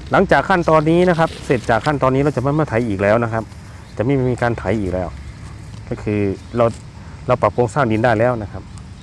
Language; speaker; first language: Thai; non-native, local second language; Northeastern Thai